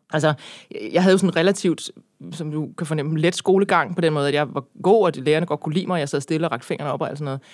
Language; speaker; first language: Danish; native; Danish